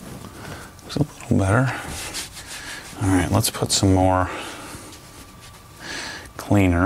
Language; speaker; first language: English; native; English